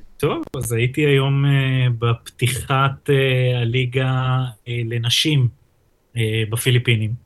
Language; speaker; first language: Hebrew; native; Hebrew